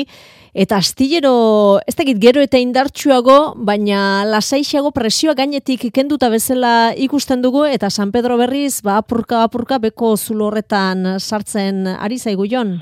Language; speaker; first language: Basque; native; Basque